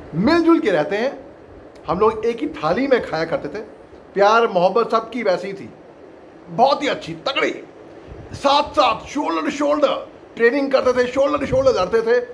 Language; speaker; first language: Hindi; native; Hindi